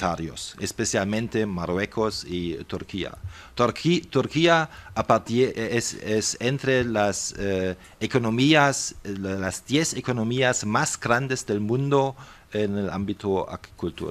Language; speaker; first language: Spanish; non-native, fluent; German